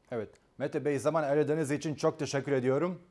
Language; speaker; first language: Turkish; non-native, fluent; Bosnian